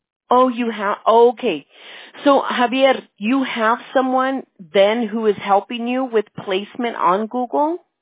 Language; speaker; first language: English; early bilingual, other home language; Spanish